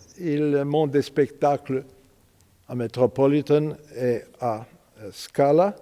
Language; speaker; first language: French; non-native, fluent; Romanian